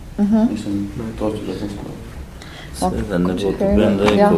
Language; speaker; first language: Slovenian; non-native, learner; Albanian